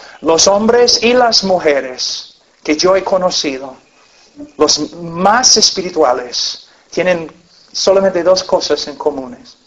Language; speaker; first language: Spanish; non-native, fluent; English